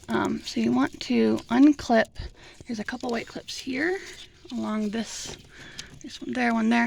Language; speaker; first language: English; native; English